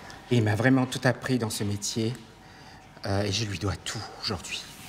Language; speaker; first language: French; native; French